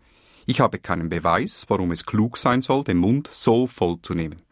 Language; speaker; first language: German; native; German